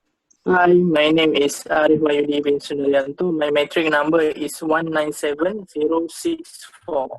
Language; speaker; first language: English; non-native, local second language; Malay